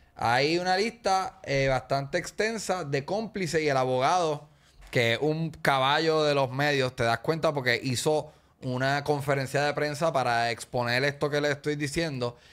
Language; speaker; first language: Spanish; native; Spanish